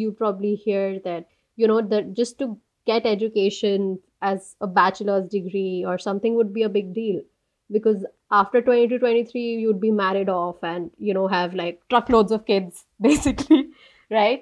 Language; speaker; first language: English; non-native, local second language; Hindi